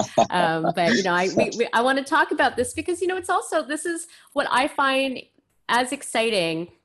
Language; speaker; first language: English; native; English